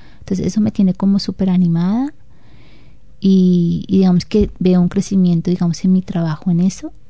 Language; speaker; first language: Spanish; native; Spanish